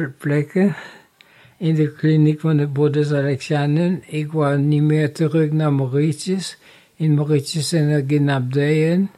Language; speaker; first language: Dutch; non-native, fluent; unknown